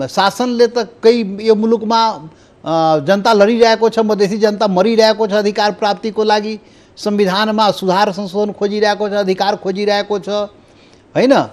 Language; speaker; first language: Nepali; non-native, local second language; Maithili